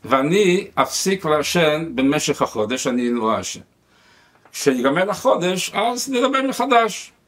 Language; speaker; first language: Hebrew; non-native, fluent; Spanish